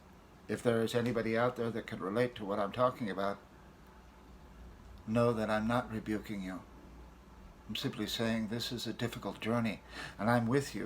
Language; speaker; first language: English; native; English